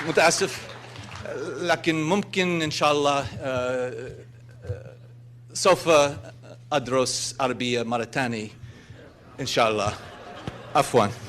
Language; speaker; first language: Arabic; non-native, learner; English